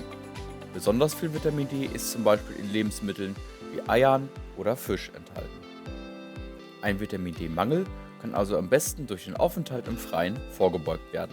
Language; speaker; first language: German; native; German